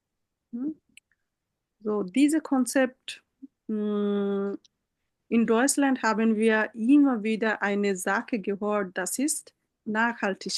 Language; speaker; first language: German; non-native, fluent; Bangla